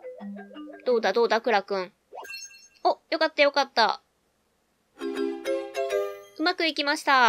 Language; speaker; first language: Japanese; native; Japanese